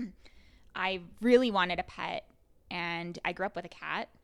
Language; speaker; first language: English; native; English